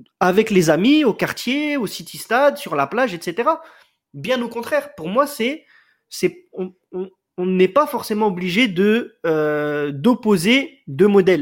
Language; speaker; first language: French; native; French